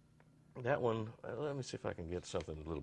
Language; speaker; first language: English; native; English